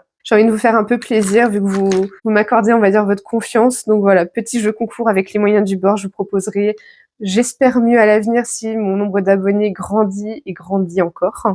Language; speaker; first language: French; native; French